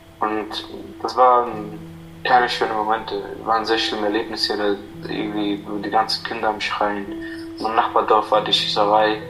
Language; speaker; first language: German; non-native, fluent; Kurdish